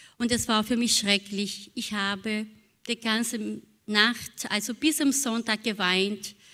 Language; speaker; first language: German; non-native, fluent; Portuguese